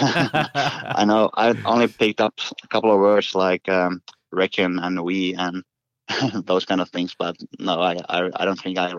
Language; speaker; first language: English; non-native, fluent; Finnish